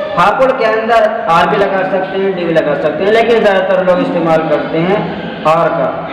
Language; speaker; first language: Urdu; native; Urdu